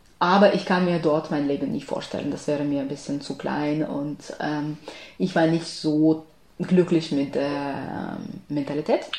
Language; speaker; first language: German; non-native, fluent; Ukrainian